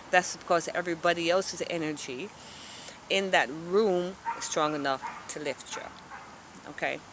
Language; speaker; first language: English; native; English